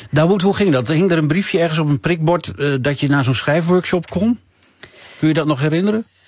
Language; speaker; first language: Dutch; native; Dutch